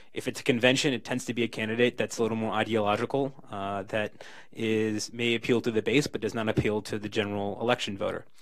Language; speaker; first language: English; native; English